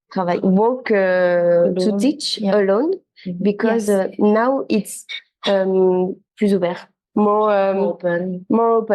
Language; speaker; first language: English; non-native, learner; French